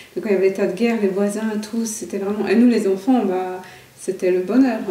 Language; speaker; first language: French; non-native, fluent; Polish